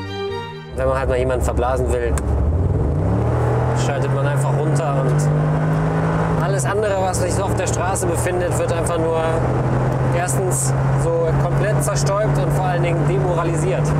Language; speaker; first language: German; native; German